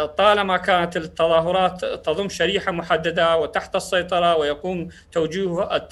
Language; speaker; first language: Arabic; non-native, local second language; Central Kurdish